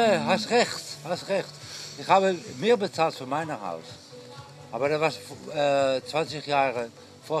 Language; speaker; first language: German; non-native, learner; Dutch